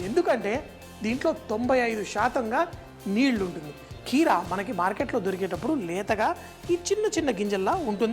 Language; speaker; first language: Telugu; native; Telugu